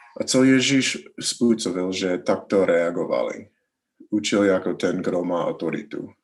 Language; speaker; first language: Czech; non-native, learner; English